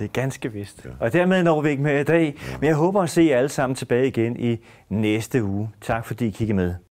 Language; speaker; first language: Danish; native; Danish